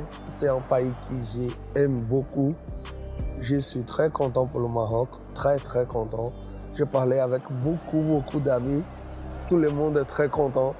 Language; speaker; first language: French; non-native, fluent; Portuguese